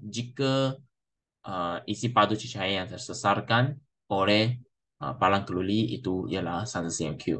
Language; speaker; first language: Malay; non-native, local second language; Chinese